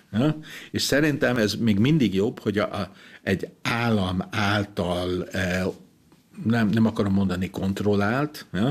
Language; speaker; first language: Hungarian; non-native, fluent; German